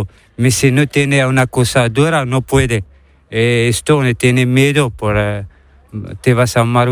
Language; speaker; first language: Spanish; non-native, learner; Arabic